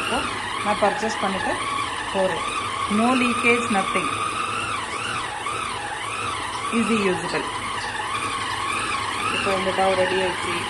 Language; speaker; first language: Tamil; non-native, local second language; Urdu